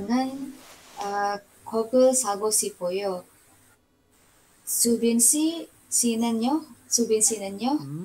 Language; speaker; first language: Korean; non-native, learner; Indonesian